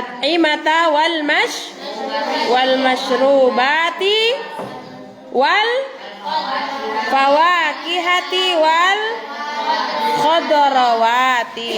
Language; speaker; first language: Arabic; non-native, fluent; Indonesian